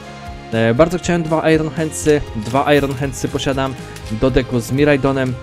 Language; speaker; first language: Polish; native; Polish